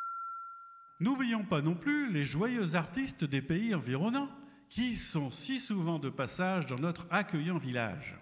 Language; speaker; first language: French; native; French